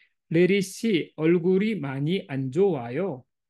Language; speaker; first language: Korean; non-native, fluent; English